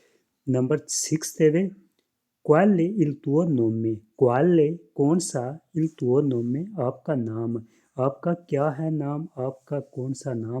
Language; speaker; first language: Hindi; non-native, local second language; Punjabi